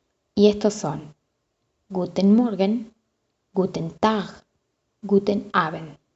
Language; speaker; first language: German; non-native, fluent; Spanish